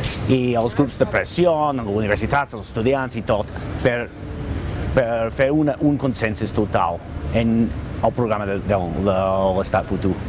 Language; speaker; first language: Catalan; non-native, learner; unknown